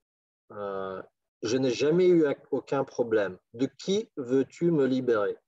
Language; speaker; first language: French; non-native, fluent; Ukrainian